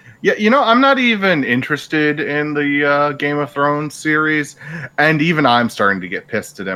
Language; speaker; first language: English; native; English